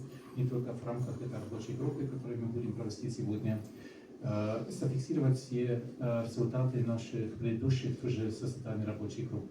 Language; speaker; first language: Russian; non-native, fluent; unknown